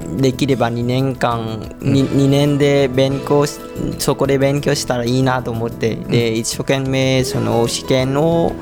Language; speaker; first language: Japanese; non-native, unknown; Vietnamese